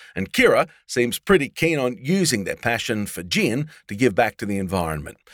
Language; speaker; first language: English; native; English